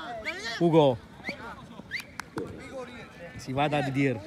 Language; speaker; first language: Italian; native; Italian